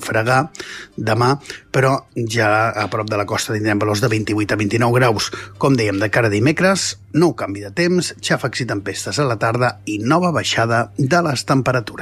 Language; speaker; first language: Catalan; native; Catalan